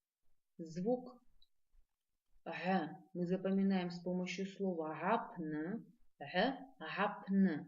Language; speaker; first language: Russian; non-native, local second language; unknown